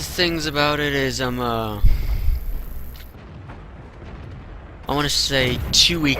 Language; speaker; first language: English; native; English